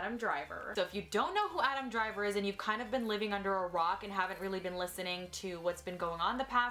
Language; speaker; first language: English; native; English